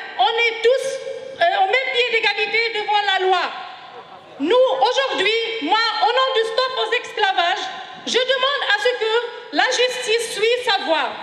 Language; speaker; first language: French; non-native, local second language; Arabic